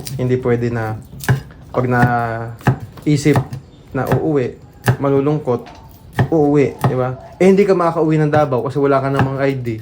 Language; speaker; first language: Filipino; native; Filipino